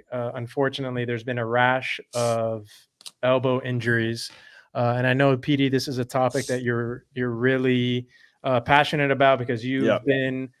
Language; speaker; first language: English; native; English